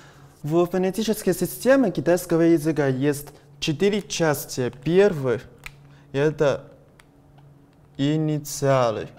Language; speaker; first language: Russian; non-native, learner; Chinese